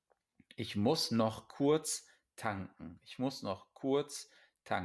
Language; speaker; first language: German; non-native, fluent; English